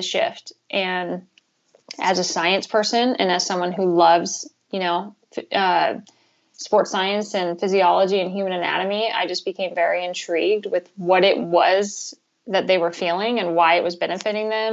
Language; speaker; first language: English; native; English